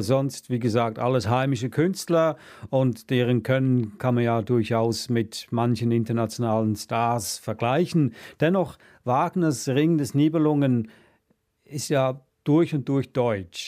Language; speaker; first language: German; native; German